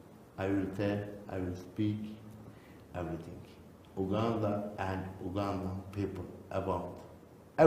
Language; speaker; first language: English; non-native, learner; Turkish